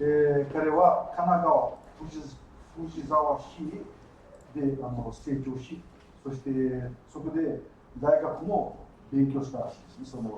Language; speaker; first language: Japanese; early bilingual, heritage; Portuguese